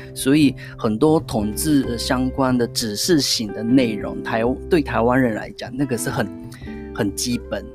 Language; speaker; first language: Chinese; non-native, fluent; Japanese